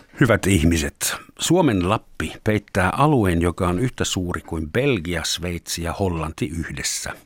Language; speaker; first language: Finnish; non-native, fluent; German